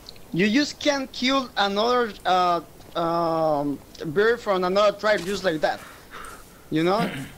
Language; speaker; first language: English; non-native, fluent; Spanish